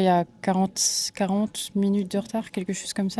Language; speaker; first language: French; native; French